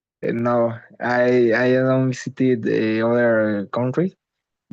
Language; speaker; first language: English; non-native, learner; Spanish